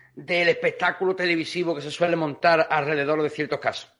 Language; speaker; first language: Spanish; native; Spanish